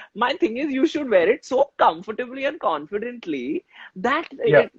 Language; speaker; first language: English; non-native, local second language; Hindi